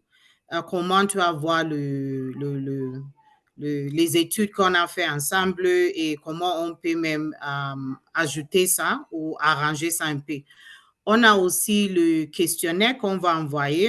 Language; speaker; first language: French; non-native, learner; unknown